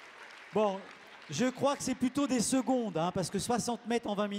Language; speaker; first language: French; native; French